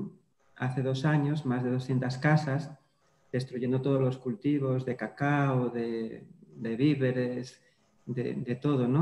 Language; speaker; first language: Spanish; native; Spanish